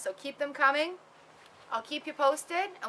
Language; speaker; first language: English; native; English